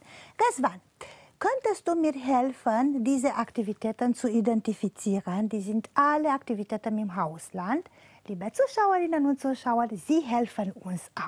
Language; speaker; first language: German; non-native, fluent; Romanian